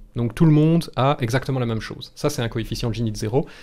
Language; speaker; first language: French; native; French